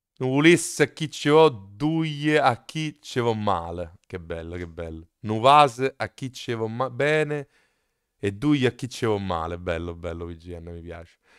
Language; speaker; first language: Italian; native; Italian